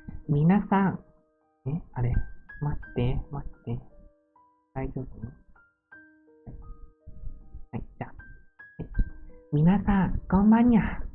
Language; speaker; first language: Japanese; non-native, learner; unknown